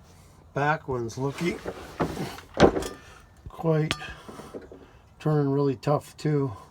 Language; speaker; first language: English; native; English